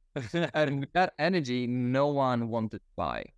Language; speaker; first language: English; non-native, fluent; Swedish